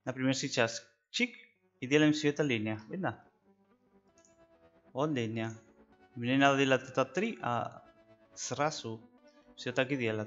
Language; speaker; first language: Russian; non-native, learner; Spanish